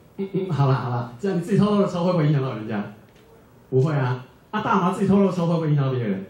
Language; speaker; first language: Chinese; native; Chinese